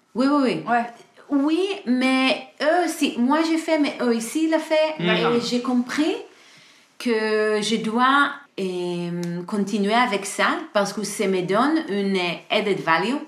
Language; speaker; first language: French; non-native, learner; Hebrew